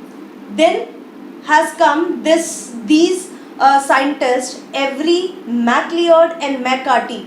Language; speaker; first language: English; non-native, local second language; Hindi